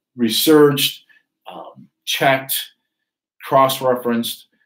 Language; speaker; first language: English; native; English